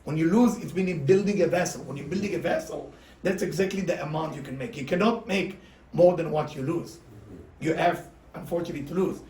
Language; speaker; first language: English; non-native, fluent; Hebrew